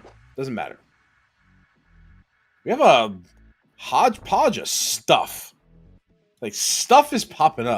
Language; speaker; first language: English; native; English